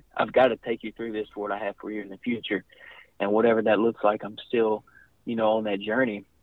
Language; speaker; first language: English; native; English